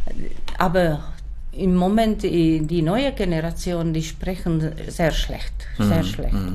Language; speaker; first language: German; non-native, learner; Czech